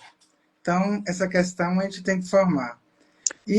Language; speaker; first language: Portuguese; native; Portuguese